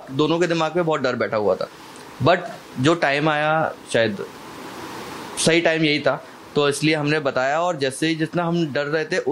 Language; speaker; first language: Hindi; native; Hindi